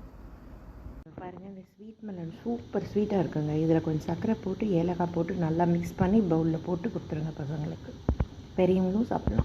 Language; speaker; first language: Tamil; native; Tamil